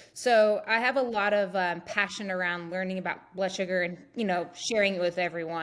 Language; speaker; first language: English; native; English